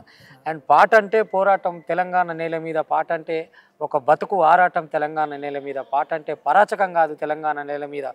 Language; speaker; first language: Telugu; native; Telugu